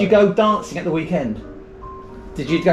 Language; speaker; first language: English; native; English